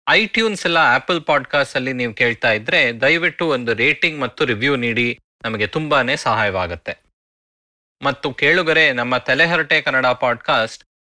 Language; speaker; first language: Kannada; native; Kannada